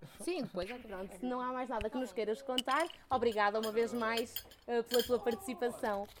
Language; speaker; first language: Portuguese; native; Portuguese